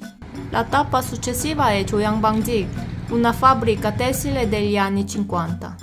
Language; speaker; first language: Italian; non-native, fluent; Korean